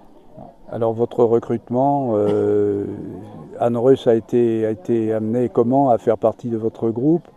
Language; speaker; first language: French; native; French